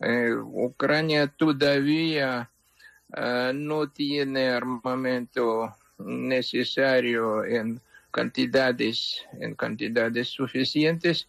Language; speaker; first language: Spanish; non-native, fluent; Ukrainian